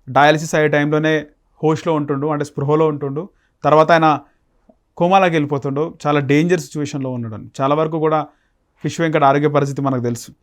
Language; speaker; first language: Telugu; native; Telugu